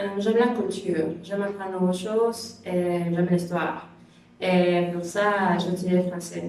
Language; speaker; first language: French; non-native, learner; Spanish